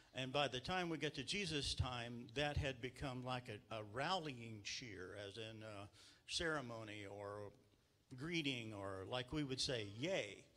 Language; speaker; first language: English; native; English